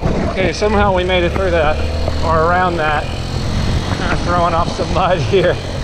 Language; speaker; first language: English; native; English